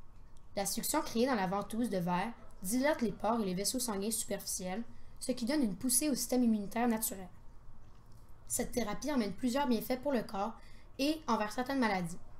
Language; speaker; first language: French; native; French